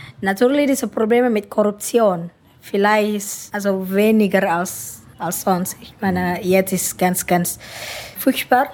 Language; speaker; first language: German; non-native, learner; Indonesian